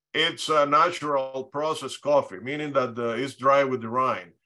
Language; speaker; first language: English; non-native, fluent; Spanish